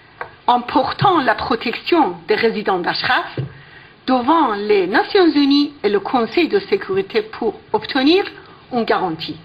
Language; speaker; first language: French; non-native, fluent; Persian